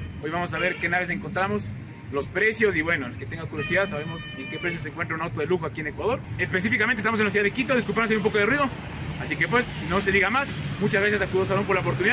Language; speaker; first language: Spanish; native; Spanish